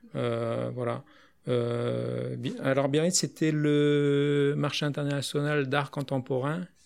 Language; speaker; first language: French; native; French